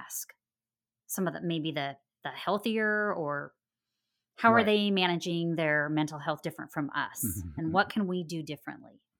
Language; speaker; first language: English; native; English